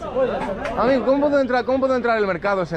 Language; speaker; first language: Spanish; non-native, learner; Greek